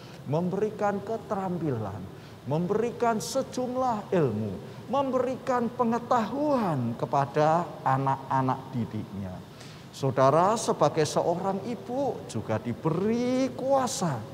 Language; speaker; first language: Indonesian; native; Indonesian